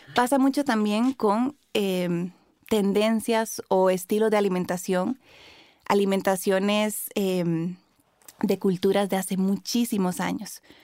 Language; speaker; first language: Spanish; native; Spanish